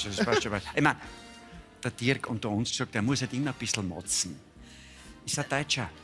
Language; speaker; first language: German; native; German